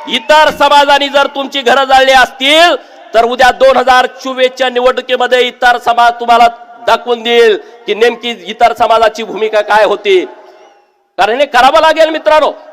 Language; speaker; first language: Marathi; native; Marathi